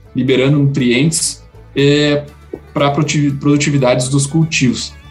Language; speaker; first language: Portuguese; non-native, fluent; English